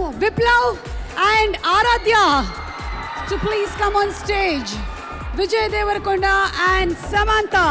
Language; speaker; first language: Telugu; native; Telugu